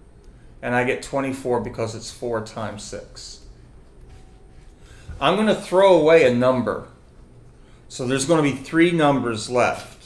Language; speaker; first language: English; native; English